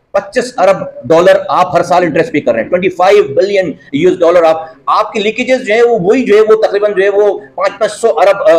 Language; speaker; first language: Urdu; native; Urdu